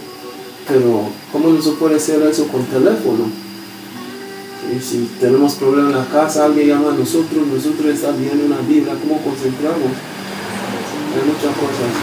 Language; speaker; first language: Spanish; non-native, learner; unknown